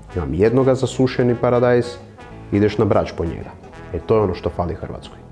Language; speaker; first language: Croatian; native; Croatian